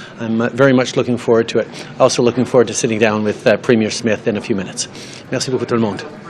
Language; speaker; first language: English; native; English